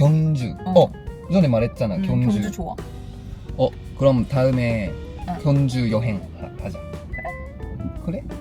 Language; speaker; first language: Korean; non-native, learner; Japanese